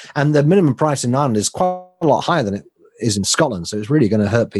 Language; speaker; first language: English; native; English